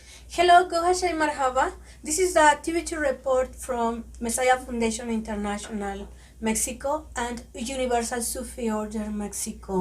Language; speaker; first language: English; non-native, learner; Spanish